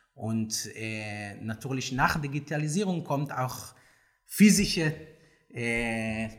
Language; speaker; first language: German; non-native, learner; Hebrew